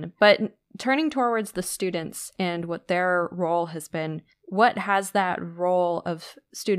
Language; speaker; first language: English; native; English